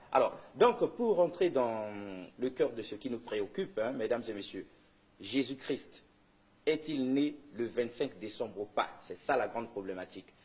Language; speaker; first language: French; non-native, local second language; Lingala